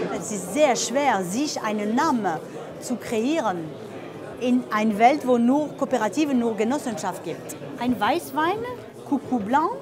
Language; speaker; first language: German; non-native, fluent; French